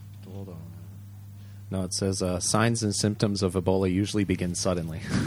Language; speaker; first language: English; early bilingual, other home language; Japanese